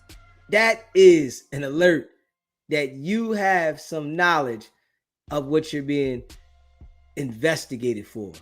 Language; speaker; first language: English; native; English